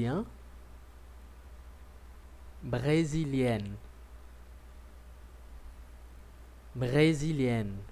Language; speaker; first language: French; non-native, learner; Portuguese